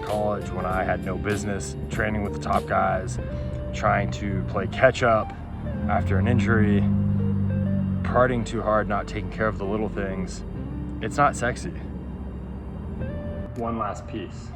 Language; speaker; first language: English; native; English